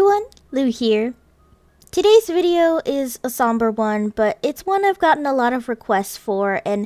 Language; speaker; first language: English; native; English